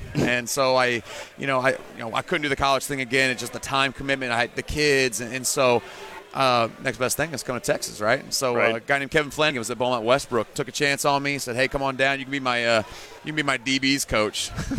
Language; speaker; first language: English; native; English